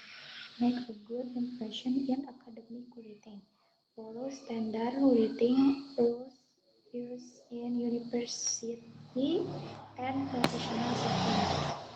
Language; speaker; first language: English; non-native, learner; Indonesian